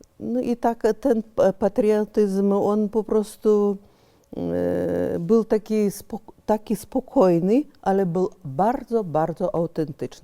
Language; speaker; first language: Polish; early bilingual, heritage; Polish